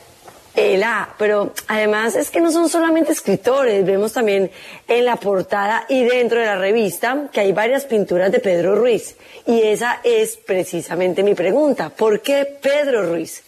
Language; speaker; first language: Spanish; native; Spanish